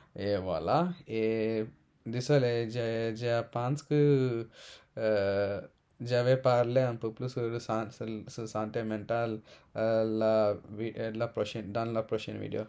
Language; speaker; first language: French; non-native, learner; Telugu